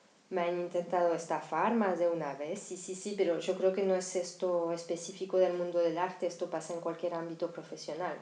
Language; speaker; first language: Spanish; non-native, fluent; French